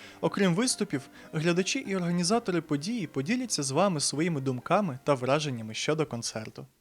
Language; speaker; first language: Ukrainian; native; Ukrainian